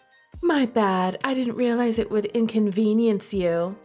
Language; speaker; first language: English; native; English